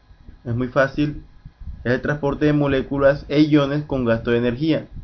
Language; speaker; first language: Spanish; native; Spanish